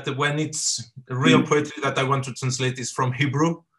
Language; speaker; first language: English; non-native, fluent; Catalan